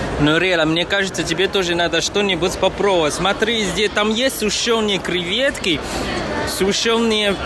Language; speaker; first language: Russian; non-native, fluent; Chinese